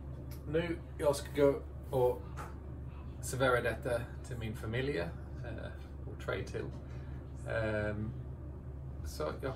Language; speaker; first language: Swedish; non-native, fluent; English